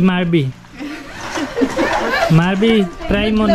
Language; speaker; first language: Filipino; non-native, learner; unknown